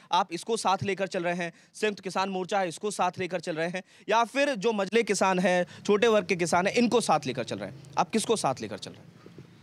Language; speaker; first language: Hindi; native; Hindi